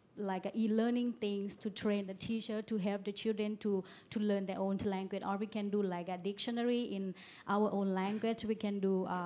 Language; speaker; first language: English; non-native, learner; Thai